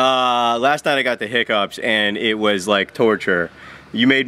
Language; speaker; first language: English; native; English